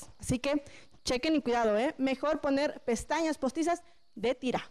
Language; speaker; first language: Spanish; native; Spanish